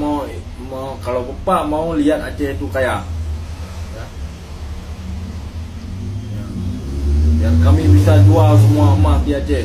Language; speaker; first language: Indonesian; non-native, local second language; Achinese